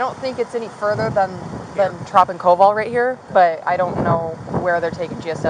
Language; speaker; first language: English; native; English